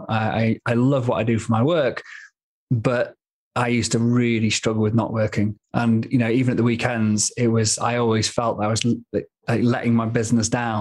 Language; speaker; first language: English; native; English